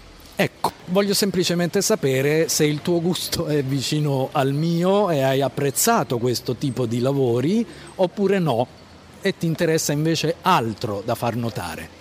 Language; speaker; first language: Italian; native; Italian